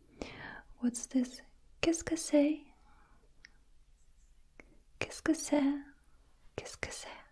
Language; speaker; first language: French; non-native, learner; Russian